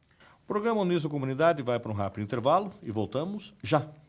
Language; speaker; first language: Portuguese; native; Portuguese